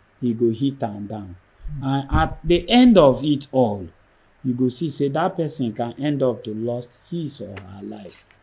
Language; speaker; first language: Nigerian Pidgin; non-native, local second language; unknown